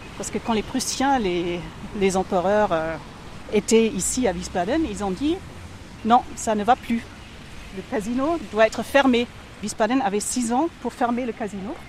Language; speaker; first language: French; non-native, fluent; German